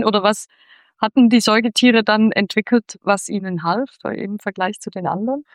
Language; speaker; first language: German; native; German